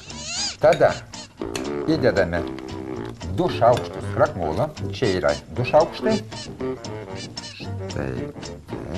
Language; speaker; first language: Lithuanian; native; Lithuanian